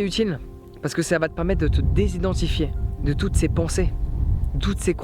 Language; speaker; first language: French; native; French